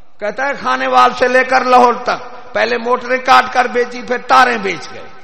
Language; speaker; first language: Urdu; non-native, local second language; Punjabi